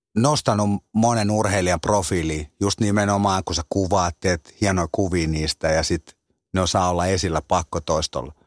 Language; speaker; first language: Finnish; native; Finnish